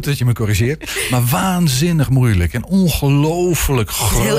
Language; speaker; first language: Dutch; native; Dutch